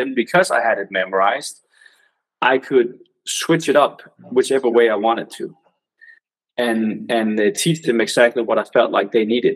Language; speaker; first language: English; non-native, fluent; Danish